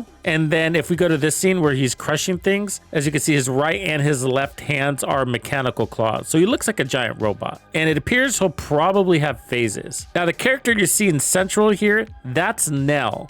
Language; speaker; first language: English; native; English